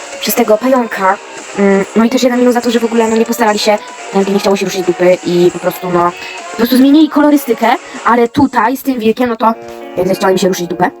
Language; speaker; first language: Polish; native; Polish